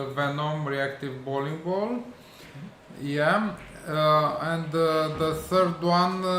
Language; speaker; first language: English; non-native, learner; Romanian